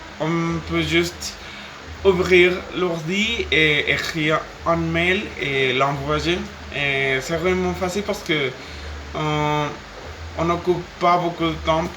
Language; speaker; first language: French; non-native, fluent; Spanish